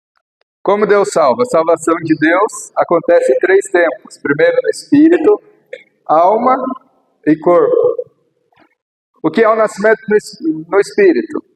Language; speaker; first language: Portuguese; native; Portuguese